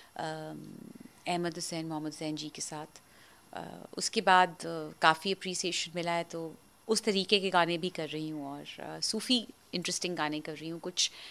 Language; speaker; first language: Hindi; native; Hindi